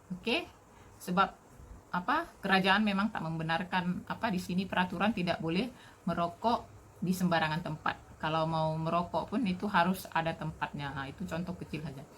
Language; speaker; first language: Indonesian; native; Indonesian